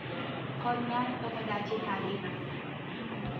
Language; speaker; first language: Japanese; non-native, learner; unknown